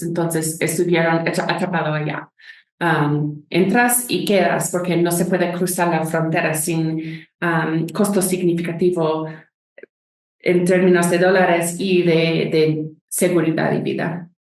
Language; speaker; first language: Spanish; non-native, fluent; English